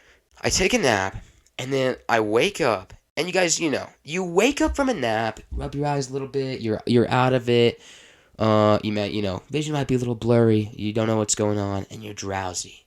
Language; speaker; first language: English; native; English